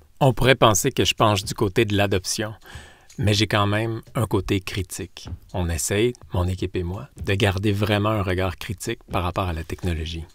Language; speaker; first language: French; native; French